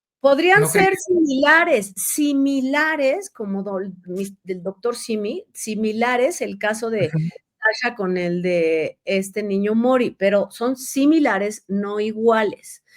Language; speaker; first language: Spanish; native; Spanish